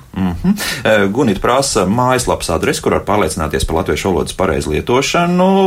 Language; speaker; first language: Latvian; native; Latvian